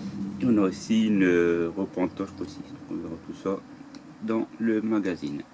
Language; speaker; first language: French; native; French